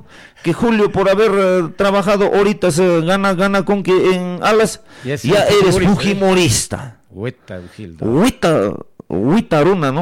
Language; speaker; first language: Spanish; native; Spanish